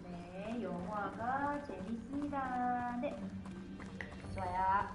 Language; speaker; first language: Korean; non-native, fluent; Indonesian